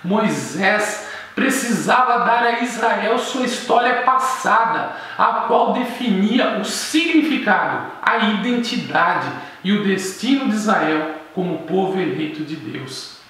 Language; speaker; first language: Portuguese; native; Portuguese